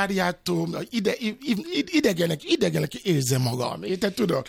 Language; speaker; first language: Hungarian; non-native, fluent; Yoruba